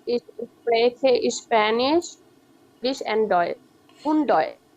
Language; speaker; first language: German; non-native, learner; Bangla